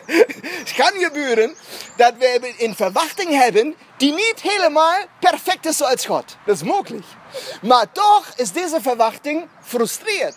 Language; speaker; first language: Dutch; non-native, fluent; German